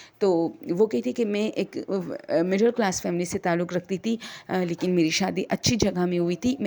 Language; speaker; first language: Urdu; non-native, local second language; Pashto